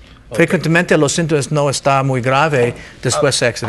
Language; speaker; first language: Spanish; non-native, learner; English